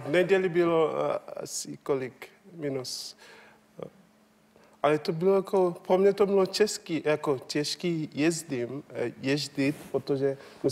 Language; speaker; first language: Czech; non-native, learner; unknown